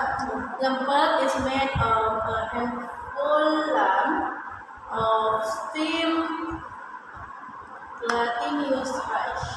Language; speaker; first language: English; non-native, learner; Indonesian